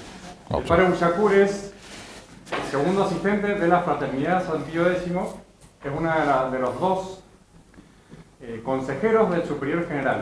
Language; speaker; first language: Spanish; native; Spanish